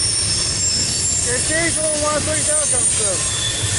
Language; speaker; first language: English; native; English